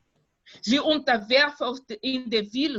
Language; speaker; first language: German; non-native, fluent; Portuguese